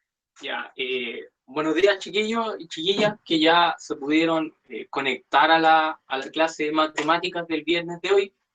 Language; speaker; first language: Spanish; native; Spanish